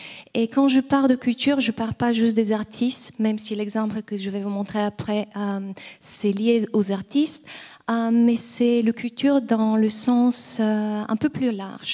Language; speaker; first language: French; non-native, fluent; Bulgarian